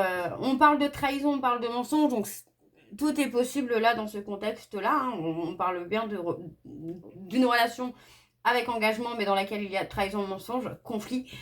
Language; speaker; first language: French; native; French